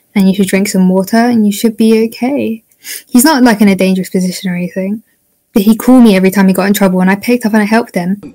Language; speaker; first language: English; native; English